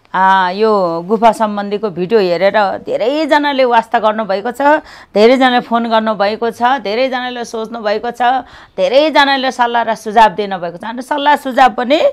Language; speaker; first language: Nepali; native; Nepali